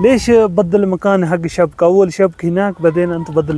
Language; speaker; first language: Arabic; non-native, learner; Urdu